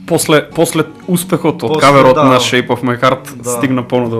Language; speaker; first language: Macedonian; native; Macedonian